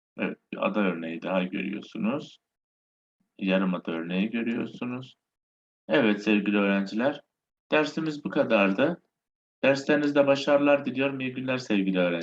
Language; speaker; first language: Turkish; native; Turkish